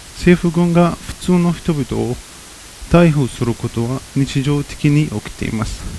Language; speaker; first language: Japanese; non-native, fluent; Arabic